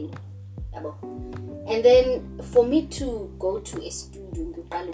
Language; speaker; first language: English; non-native, local second language; Zulu